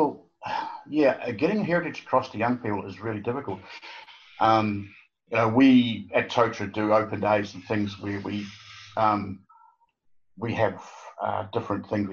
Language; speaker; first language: English; native; English